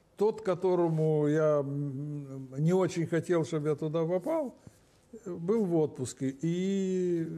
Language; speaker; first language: Russian; non-native, local second language; Romanian